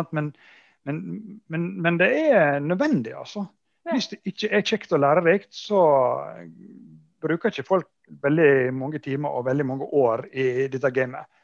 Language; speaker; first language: Norwegian; native; Norwegian